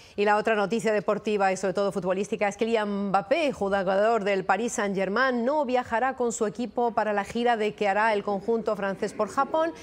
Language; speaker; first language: Spanish; non-native, fluent; Arabic